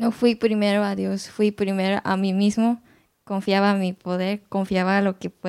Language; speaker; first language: Spanish; non-native, learner; Japanese